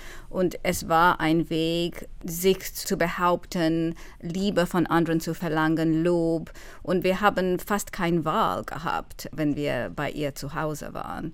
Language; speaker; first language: German; non-native, fluent; English